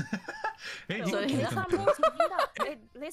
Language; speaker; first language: Japanese; non-native, learner; English